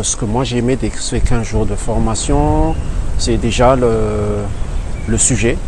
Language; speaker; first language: French; non-native, local second language; Malagasy